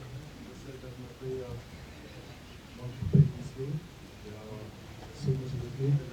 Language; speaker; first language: English; non-native, learner; French